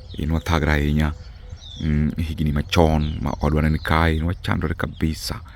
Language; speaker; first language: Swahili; non-native, local second language; Luo (Kenya and Tanzania)